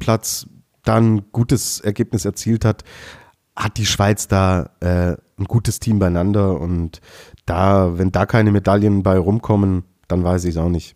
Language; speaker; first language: German; native; German